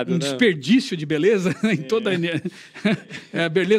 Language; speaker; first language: Portuguese; native; Portuguese